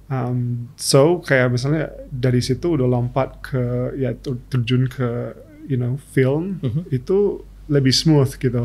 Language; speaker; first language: Indonesian; early bilingual, other home language; English